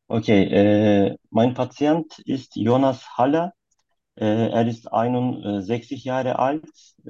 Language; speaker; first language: German; non-native, learner; Turkish